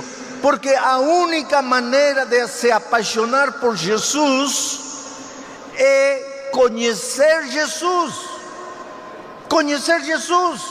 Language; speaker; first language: Portuguese; non-native, fluent; Spanish